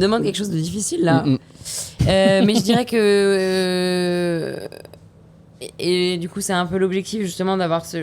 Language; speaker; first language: French; native; French